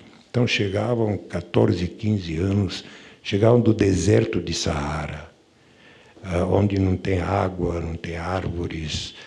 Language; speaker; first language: Portuguese; non-native, fluent; Bulgarian